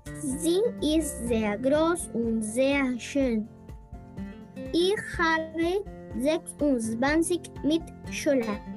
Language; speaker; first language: German; non-native, learner; Spanish